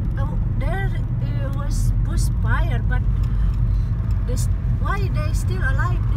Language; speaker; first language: English; non-native, learner; Indonesian